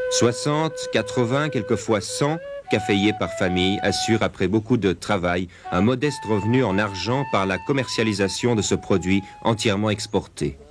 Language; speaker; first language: French; native; French